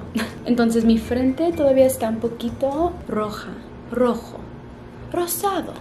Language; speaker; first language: Spanish; early bilingual, heritage; Spanish